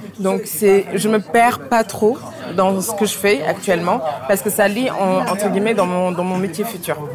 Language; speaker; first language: French; early bilingual, other home language; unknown